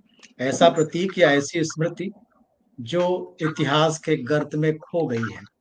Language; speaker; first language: Hindi; native; Hindi